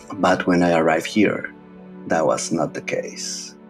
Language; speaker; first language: English; non-native, fluent; Spanish